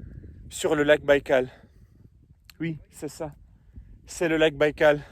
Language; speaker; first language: French; non-native, fluent; Russian